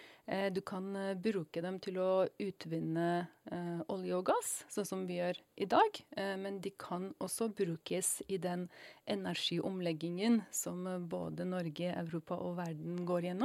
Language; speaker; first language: Norwegian; non-native, fluent; Persian